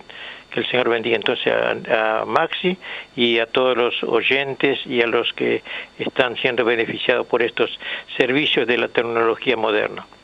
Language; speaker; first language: Spanish; native; Spanish